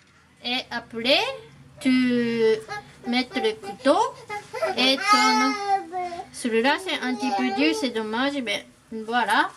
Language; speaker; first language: French; non-native, learner; Japanese